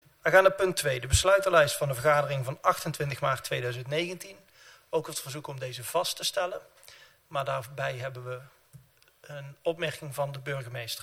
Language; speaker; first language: Dutch; native; Dutch